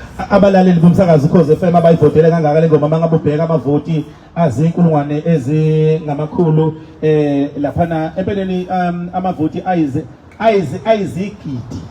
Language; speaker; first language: Zulu; native; Zulu